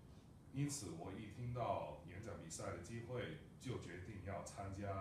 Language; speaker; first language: Chinese; non-native, fluent; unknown